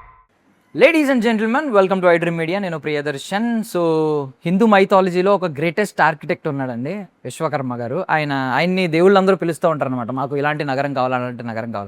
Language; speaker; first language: Telugu; native; Telugu